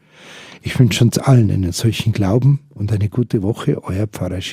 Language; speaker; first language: German; native; German